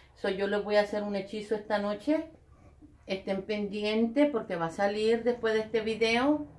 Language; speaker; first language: Spanish; native; Spanish